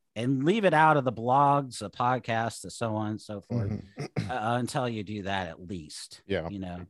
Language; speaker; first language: English; native; English